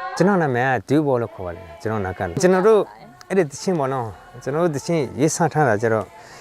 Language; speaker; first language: Burmese; non-native, local second language; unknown